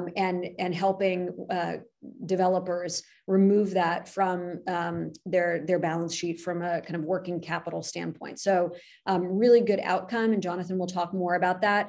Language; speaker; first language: English; native; English